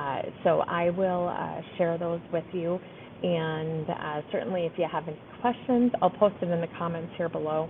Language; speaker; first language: English; native; English